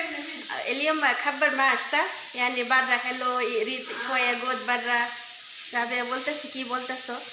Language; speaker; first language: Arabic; non-native, learner; Bangla